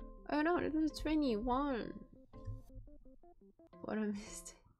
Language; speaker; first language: English; non-native, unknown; Japanese